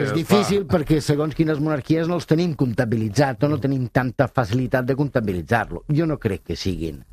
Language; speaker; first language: Catalan; non-native, fluent; Italian